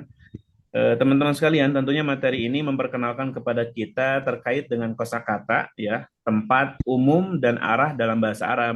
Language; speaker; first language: Indonesian; native; Indonesian